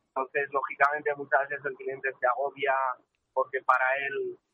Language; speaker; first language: Spanish; native; Spanish